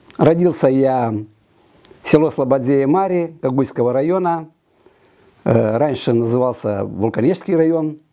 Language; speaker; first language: Russian; non-native, local second language; Romanian